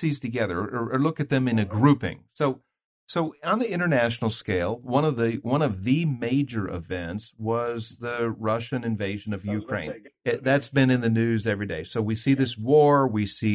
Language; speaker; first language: English; native; English